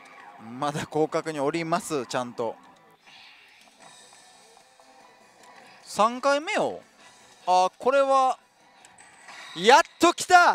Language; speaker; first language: Japanese; native; Japanese